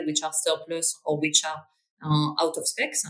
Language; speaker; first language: English; non-native, fluent; French